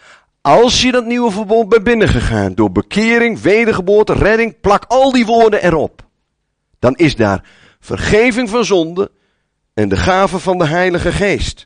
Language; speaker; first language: Dutch; native; Dutch